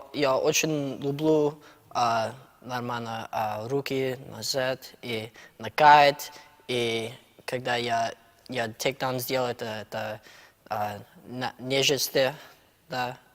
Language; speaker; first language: Russian; early bilingual, heritage; Russian